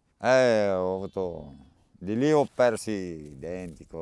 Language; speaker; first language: Italian; non-native, learner; Romanian